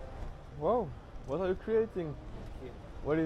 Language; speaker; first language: English; non-native, learner; French